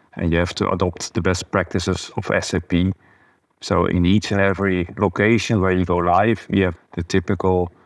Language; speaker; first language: English; non-native, fluent; Dutch